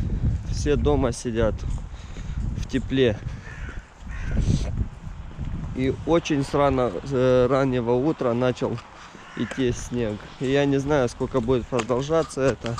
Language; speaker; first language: Russian; non-native, fluent; Romanian